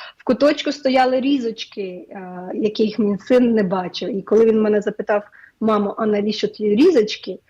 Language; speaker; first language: Ukrainian; native; Ukrainian